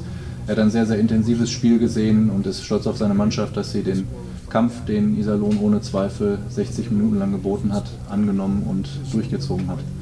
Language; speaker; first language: German; native; German